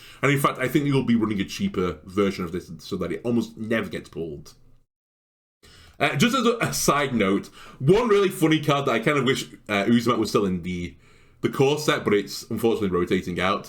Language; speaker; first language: English; native; English